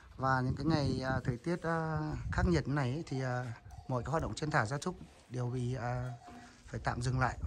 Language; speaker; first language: Vietnamese; non-native, local second language; Hmong